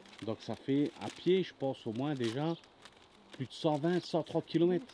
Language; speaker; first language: French; native; French